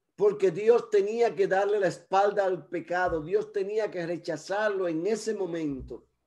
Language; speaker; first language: Spanish; early bilingual, heritage; Spanish